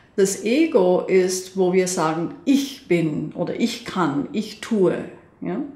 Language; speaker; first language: German; non-native, fluent; Hindi